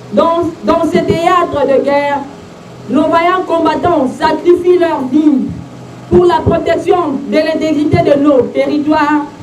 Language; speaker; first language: French; non-native, local second language; Lingala